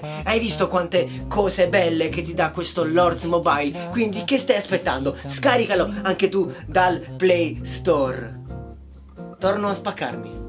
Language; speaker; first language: Italian; native; Italian